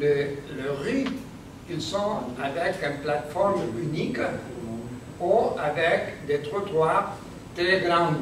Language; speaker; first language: French; non-native, learner; Spanish